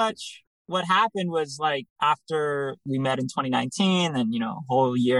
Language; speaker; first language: English; native; English